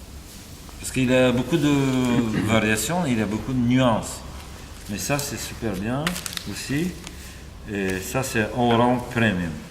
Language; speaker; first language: French; non-native, fluent; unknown